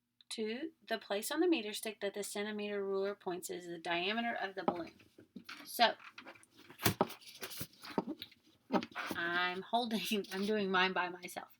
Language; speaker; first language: English; native; English